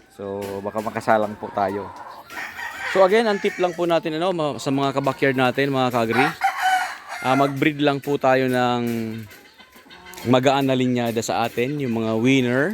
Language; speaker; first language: Filipino; non-native, local second language; Bikol